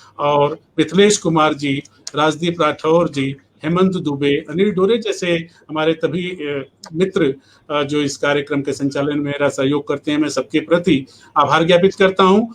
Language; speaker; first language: Hindi; native; Hindi